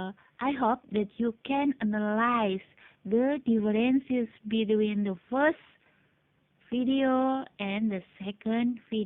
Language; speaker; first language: English; non-native, fluent; Indonesian